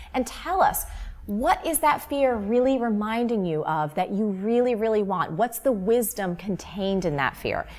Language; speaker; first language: English; native; English